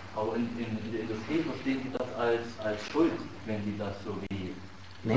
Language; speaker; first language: German; non-native, learner; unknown